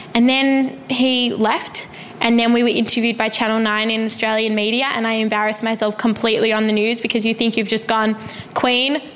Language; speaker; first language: English; native; English